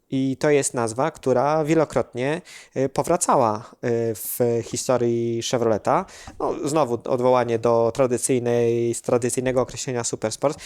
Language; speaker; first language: Polish; native; Polish